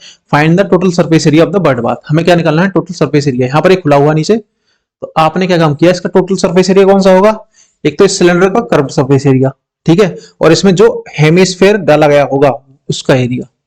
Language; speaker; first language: Hindi; native; Hindi